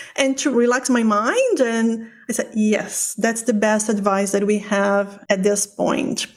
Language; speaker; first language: English; non-native, fluent; Portuguese